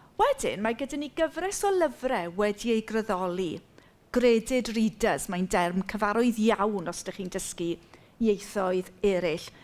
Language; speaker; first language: Welsh; native; Welsh